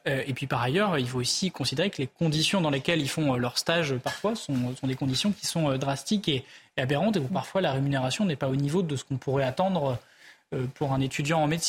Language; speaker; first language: French; native; French